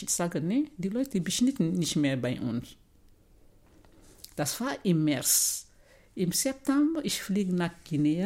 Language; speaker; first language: German; non-native, learner; Mandingo